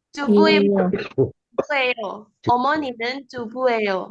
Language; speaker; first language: Korean; non-native, learner; Indonesian